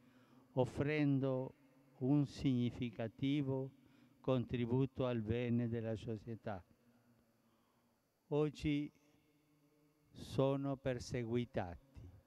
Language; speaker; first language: Italian; non-native, fluent; Spanish